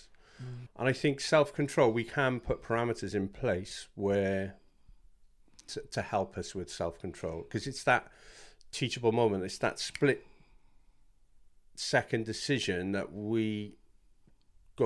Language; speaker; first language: English; native; English